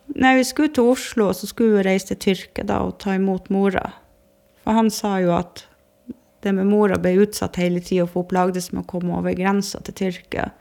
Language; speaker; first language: Norwegian; native; Norwegian